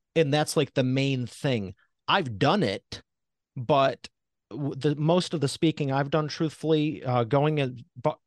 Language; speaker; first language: English; native; English